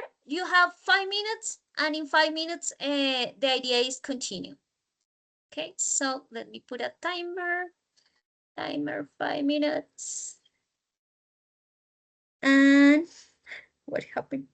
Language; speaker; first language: English; non-native, learner; Spanish